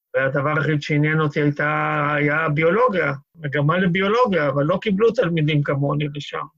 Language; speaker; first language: Hebrew; native; Hebrew